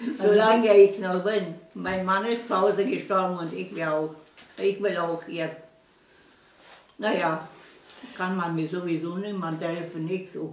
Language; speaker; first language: German; non-native, local second language; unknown